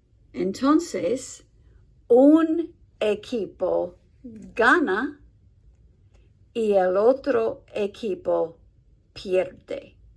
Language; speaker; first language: Spanish; non-native, fluent; English